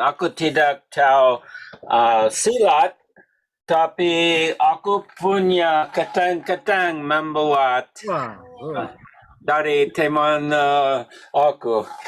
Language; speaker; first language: Indonesian; non-native, learner; English